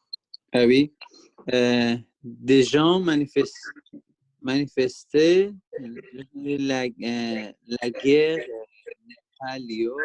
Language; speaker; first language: French; non-native, learner; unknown